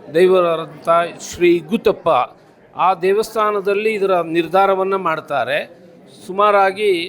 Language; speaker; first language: Kannada; non-native, local second language; Kodava